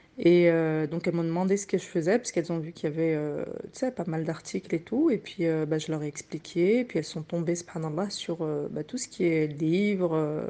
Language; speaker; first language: French; native; French